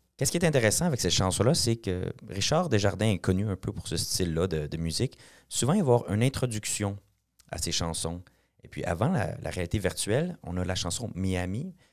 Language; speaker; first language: French; native; French